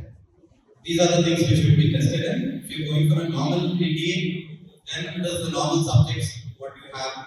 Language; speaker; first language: English; non-native, local second language; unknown